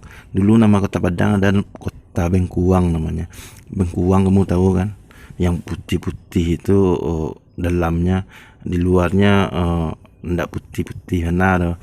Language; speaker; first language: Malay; non-native, local second language; Minangkabau